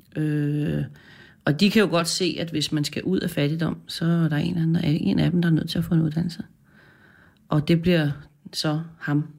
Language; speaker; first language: Danish; native; Danish